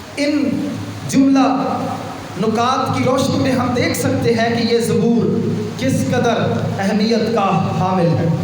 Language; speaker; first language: Urdu; non-native, local second language; Punjabi